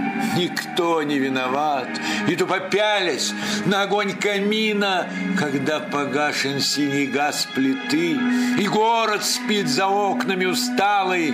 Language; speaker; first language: Russian; native; Russian